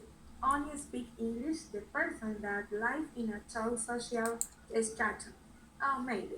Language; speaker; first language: English; non-native, learner; Spanish